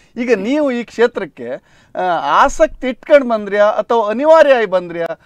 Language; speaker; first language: Kannada; native; Kannada